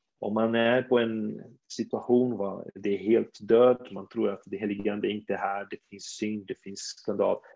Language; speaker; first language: Swedish; non-native, fluent; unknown